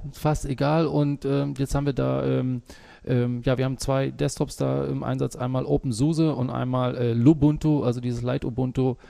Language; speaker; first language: German; native; German